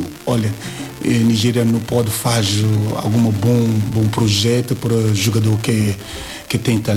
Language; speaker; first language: Portuguese; non-native, learner; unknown